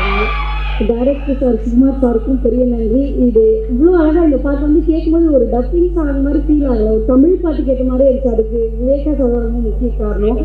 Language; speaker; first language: Tamil; native; Tamil